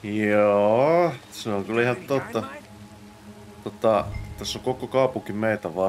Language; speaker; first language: Finnish; native; Finnish